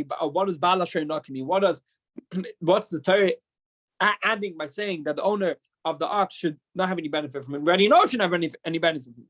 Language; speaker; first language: English; non-native, fluent; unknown